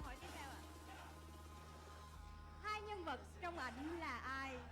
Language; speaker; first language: Vietnamese; native; Vietnamese